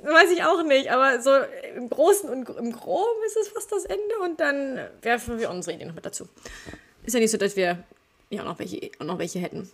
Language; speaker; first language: German; native; German